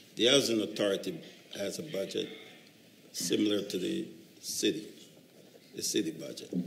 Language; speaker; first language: English; native; English